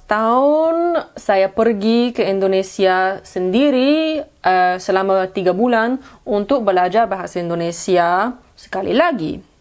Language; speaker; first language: Indonesian; non-native, fluent; English